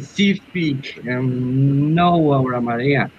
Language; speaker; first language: English; non-native, learner; Spanish